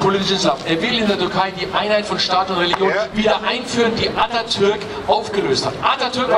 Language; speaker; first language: German; native; German